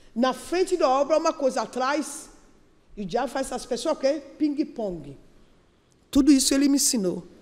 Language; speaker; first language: Portuguese; non-native, learner; Yoruba